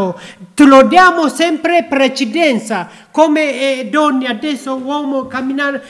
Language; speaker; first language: Italian; non-native, learner; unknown